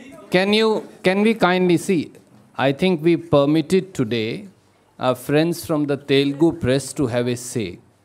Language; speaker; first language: English; non-native, local second language; Hindi